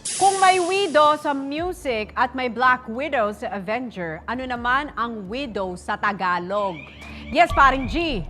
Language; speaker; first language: Filipino; native; Filipino